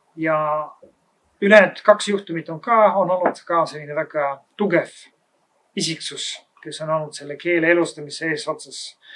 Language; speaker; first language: Estonian; non-native, fluent; Bulgarian